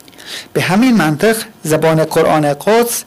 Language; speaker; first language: Persian; non-native, fluent; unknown